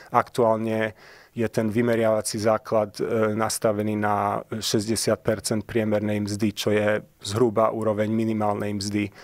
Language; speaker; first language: Slovak; early bilingual, heritage; Slovak